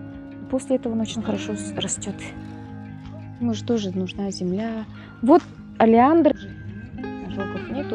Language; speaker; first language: Russian; native; Russian